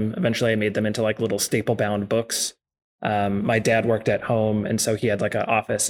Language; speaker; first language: English; native; English